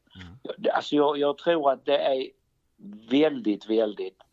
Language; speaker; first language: Swedish; native; Swedish